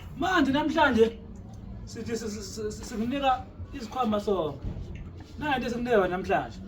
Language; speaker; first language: Zulu; native; Zulu